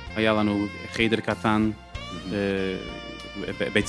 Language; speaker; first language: Hebrew; early bilingual, heritage; English